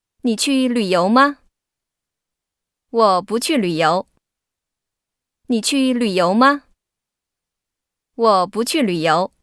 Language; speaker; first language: Chinese; non-native, learner; Korean